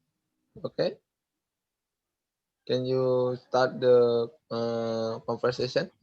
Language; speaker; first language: English; non-native, learner; Indonesian